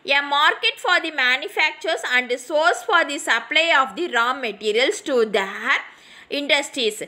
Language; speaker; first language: English; non-native, local second language; Tamil